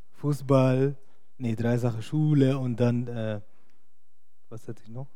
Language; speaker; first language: German; non-native, fluent; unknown